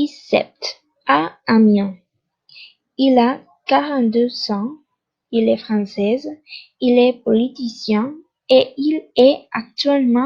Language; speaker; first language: French; non-native, fluent; Spanish